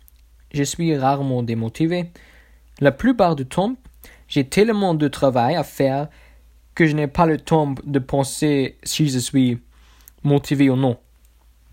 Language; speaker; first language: French; non-native, learner; German